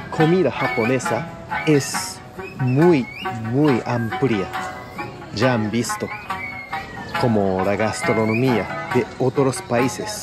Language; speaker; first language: Spanish; non-native, fluent; Japanese